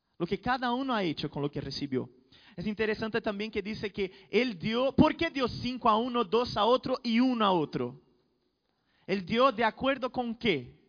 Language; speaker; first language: Spanish; non-native, fluent; Portuguese